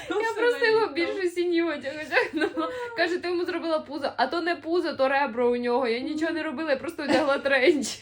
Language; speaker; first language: Ukrainian; native; Ukrainian